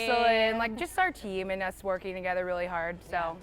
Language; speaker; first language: English; native; English